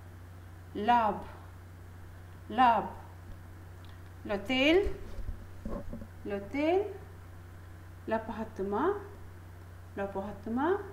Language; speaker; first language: French; non-native, fluent; Hindi